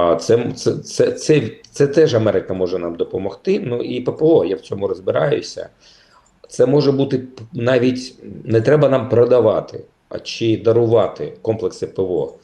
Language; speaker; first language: Ukrainian; native; Ukrainian